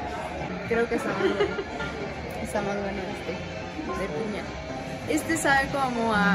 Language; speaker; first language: Spanish; native; Spanish